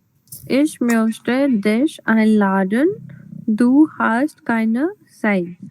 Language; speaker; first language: German; non-native, learner; Hindi